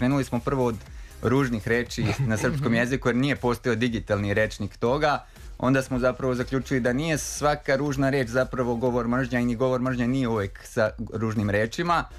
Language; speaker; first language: Serbian; native; Serbian